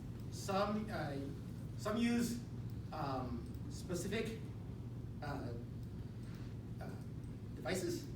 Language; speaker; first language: English; non-native, fluent; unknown